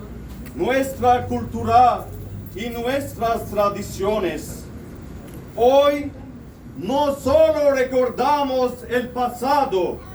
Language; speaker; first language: Spanish; non-native, fluent; Armenian